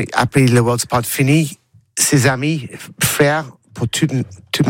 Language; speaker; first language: French; non-native, learner; English